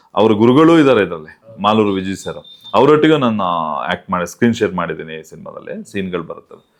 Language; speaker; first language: Kannada; non-native, local second language; Tulu